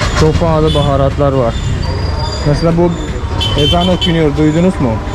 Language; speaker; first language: Turkish; non-native, fluent; Malayalam